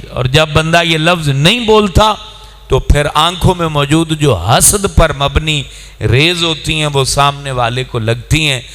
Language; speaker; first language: Urdu; non-native, local second language; Punjabi